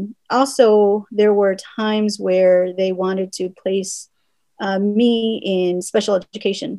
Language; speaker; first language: English; early bilingual, other home language; Spanish